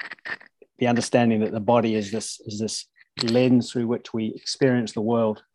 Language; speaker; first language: English; native; English